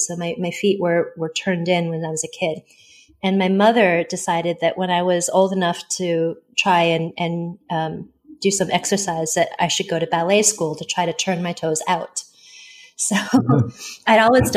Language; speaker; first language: English; early bilingual, other home language; Chinese